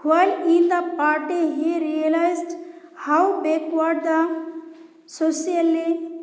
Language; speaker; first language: English; non-native, local second language; Assamese